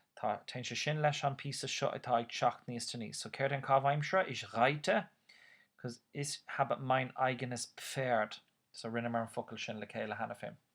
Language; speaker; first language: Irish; non-native, local second language; English